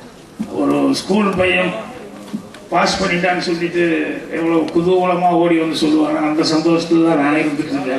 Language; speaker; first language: Tamil; native; Tamil